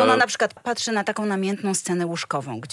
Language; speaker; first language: Polish; native; Polish